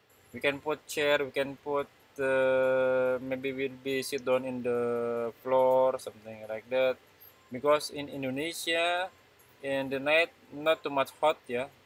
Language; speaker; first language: English; non-native, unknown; Indonesian